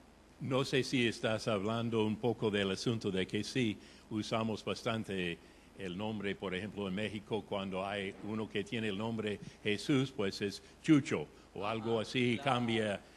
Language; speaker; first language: Spanish; non-native, fluent; English